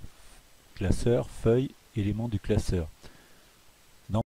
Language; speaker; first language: French; native; French